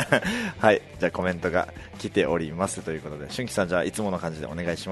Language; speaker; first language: Japanese; native; Japanese